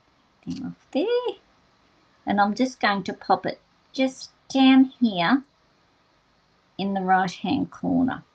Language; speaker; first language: English; native; English